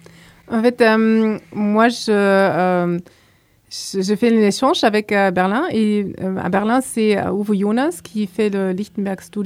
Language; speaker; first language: French; non-native, fluent; German